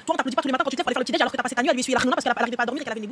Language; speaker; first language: French; native; French